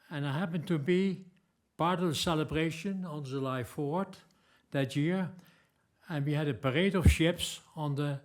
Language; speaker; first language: English; non-native, fluent; Dutch